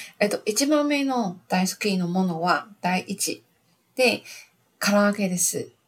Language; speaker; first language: Japanese; non-native, learner; Chinese